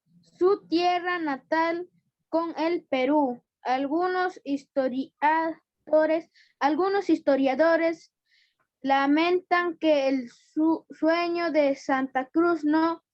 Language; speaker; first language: Spanish; native; Spanish